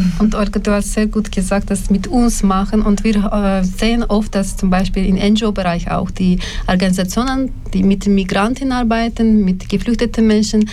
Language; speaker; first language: German; non-native, learner; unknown